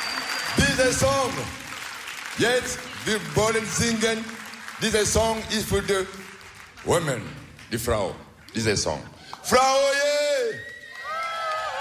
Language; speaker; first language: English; non-native, learner; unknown